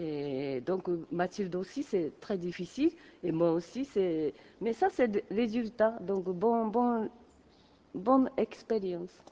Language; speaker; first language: French; non-native, learner; Japanese